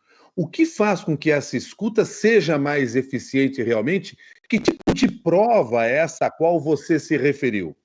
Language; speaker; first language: Portuguese; native; Portuguese